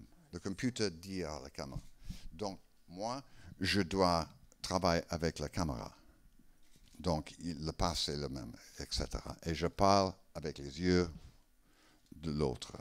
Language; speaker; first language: French; non-native, learner; English